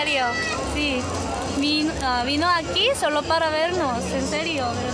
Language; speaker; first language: Spanish; non-native, learner; Korean